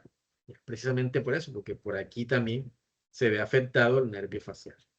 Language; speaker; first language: Spanish; native; Spanish